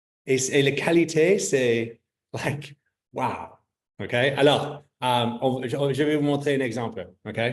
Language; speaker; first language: French; non-native, fluent; English